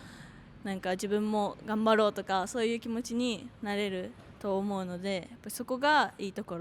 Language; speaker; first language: Japanese; native; Japanese